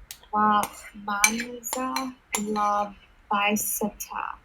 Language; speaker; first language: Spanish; non-native, learner; English